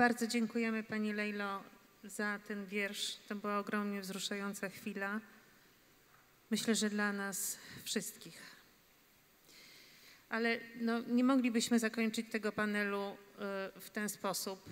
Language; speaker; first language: Polish; native; Polish